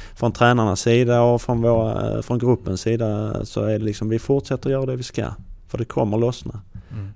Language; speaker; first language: Swedish; native; Swedish